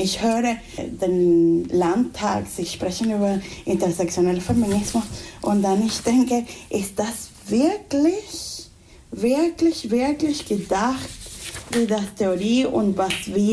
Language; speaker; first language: German; non-native, fluent; Spanish